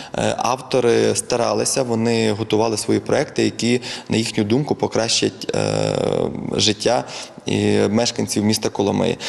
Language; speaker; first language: Ukrainian; native; Ukrainian